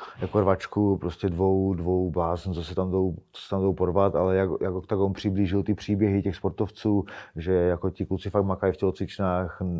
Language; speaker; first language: Czech; native; Czech